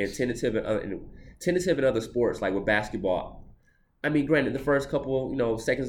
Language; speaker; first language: English; native; English